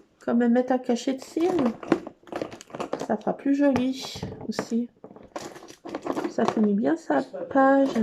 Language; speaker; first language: French; native; French